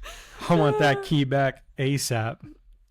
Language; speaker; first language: English; native; English